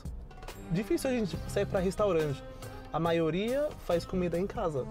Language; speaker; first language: Portuguese; non-native, learner; Arabic